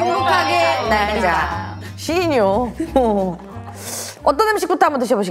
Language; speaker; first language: Korean; native; Korean